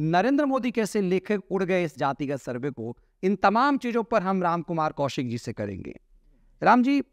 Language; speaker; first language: Hindi; native; Hindi